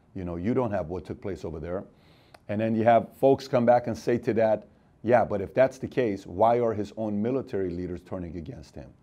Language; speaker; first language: English; early bilingual, other home language; Armenian